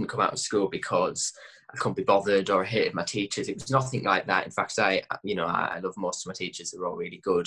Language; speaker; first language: English; native; English